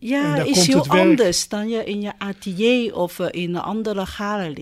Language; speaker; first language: Dutch; non-native, learner; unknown